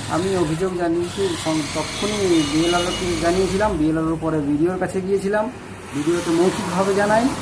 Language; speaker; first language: Bangla; native; Bangla